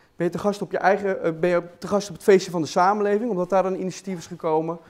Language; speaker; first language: Dutch; native; Dutch